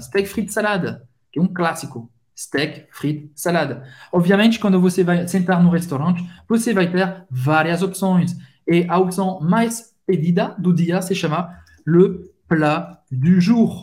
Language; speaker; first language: Portuguese; non-native, fluent; French